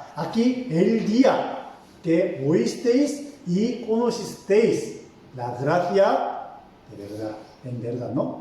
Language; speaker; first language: Spanish; non-native, fluent; Korean